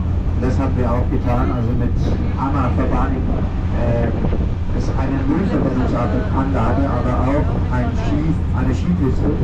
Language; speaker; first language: German; non-native, fluent; Danish